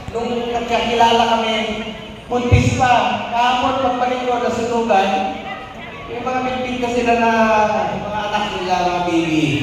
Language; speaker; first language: Filipino; non-native, local second language; Cebuano